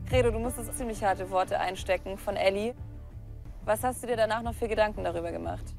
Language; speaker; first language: German; native; German